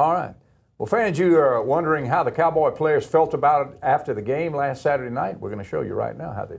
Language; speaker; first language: English; native; English